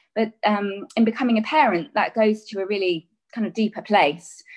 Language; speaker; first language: English; native; English